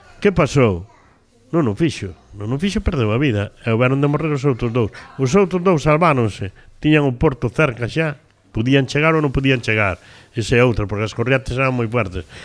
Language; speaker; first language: Galician; native; Galician